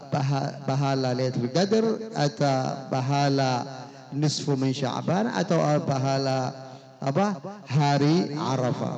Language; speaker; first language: Indonesian; non-native, fluent; Arabic